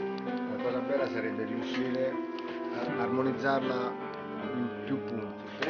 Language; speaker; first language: Italian; native; Italian